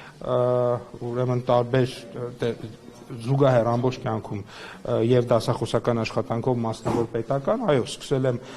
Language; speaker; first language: Armenian; native; Armenian